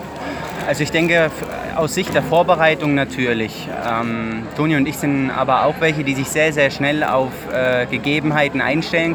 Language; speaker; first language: German; native; German